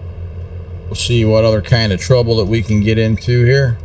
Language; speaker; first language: English; native; English